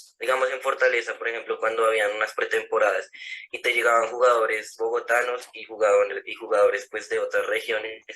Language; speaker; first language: Spanish; native; Spanish